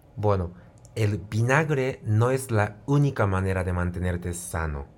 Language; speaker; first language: Spanish; non-native, fluent; Japanese